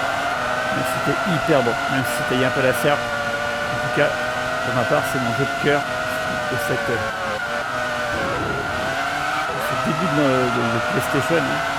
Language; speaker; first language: French; native; French